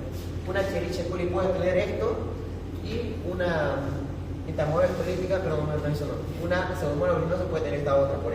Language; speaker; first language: Spanish; native; Spanish